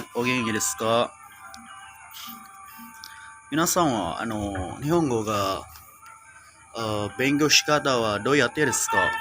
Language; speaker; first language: Japanese; non-native, learner; Indonesian